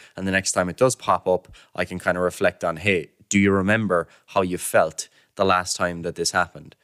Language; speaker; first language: English; native; English